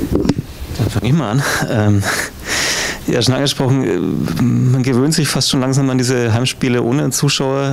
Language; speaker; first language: German; native; German